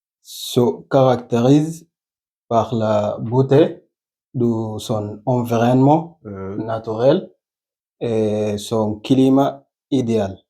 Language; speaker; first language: French; non-native, learner; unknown